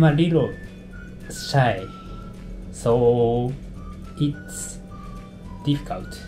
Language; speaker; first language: English; non-native, learner; Japanese